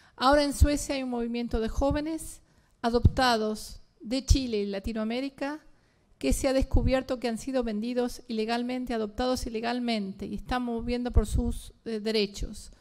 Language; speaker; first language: Spanish; native; Spanish